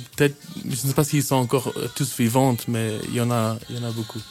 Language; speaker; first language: French; early bilingual, heritage; French